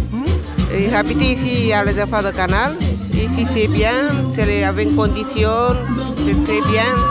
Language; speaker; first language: French; non-native, learner; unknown